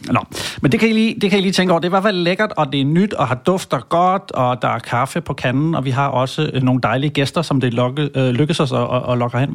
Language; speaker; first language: Danish; native; Danish